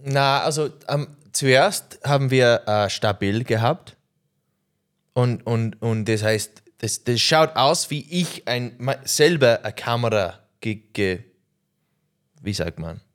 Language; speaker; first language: German; non-native, learner; English